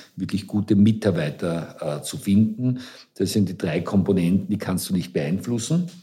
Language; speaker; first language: German; native; German